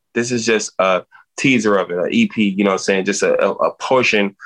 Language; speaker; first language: English; native; English